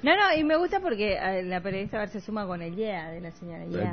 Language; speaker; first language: Spanish; native; Spanish